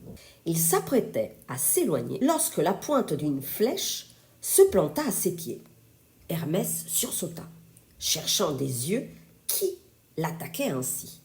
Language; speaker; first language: French; native; French